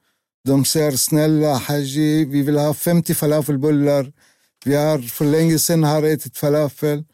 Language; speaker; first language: Swedish; non-native, learner; Arabic